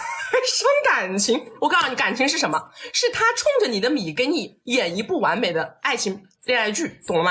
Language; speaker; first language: Chinese; native; Chinese